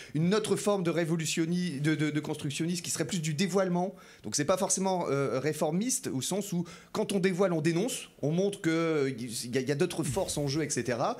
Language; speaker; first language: French; native; French